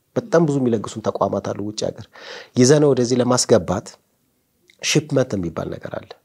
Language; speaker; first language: Amharic; native; Amharic